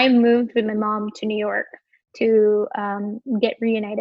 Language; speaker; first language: English; non-native, local second language; Filipino